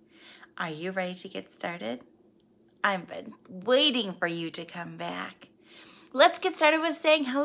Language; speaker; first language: English; native; English